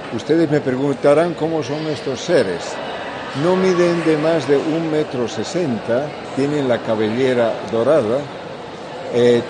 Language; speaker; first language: Spanish; native; Spanish